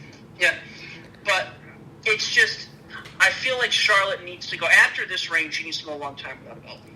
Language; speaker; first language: English; native; English